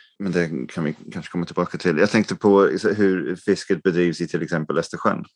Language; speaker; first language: Swedish; non-native, fluent; English